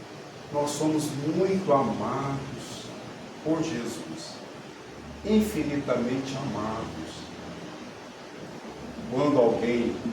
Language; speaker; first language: Portuguese; native; Portuguese